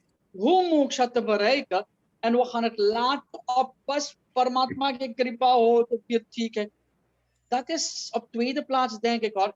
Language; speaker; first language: Dutch; non-native, local second language; Caribbean Hindustani